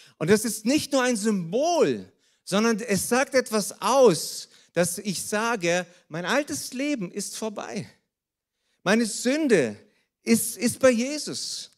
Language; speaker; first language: German; early bilingual, other home language; Russian